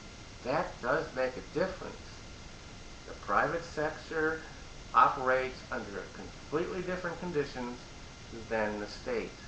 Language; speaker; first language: English; native; English